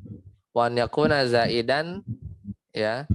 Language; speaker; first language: Arabic; non-native, fluent; Indonesian